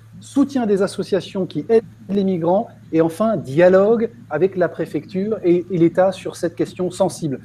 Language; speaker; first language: French; native; French